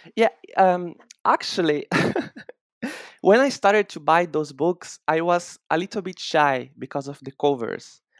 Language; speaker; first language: English; non-native, fluent; Portuguese